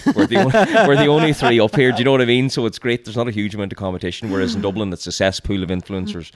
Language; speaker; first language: English; native; English